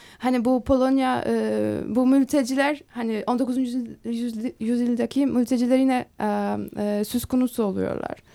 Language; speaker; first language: Turkish; non-native, fluent; Polish